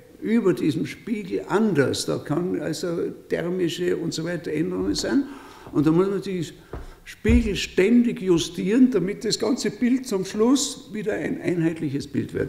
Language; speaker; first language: German; native; German